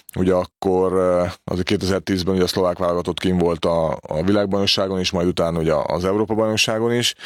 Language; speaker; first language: Hungarian; native; Hungarian